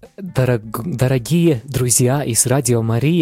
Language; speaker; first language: Russian; non-native, fluent; Latvian